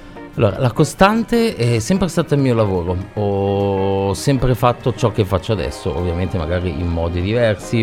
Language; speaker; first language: Italian; native; Italian